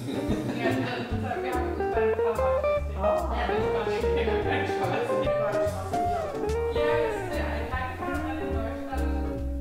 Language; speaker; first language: German; native; German